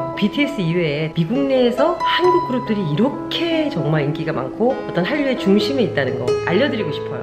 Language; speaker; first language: Korean; native; Korean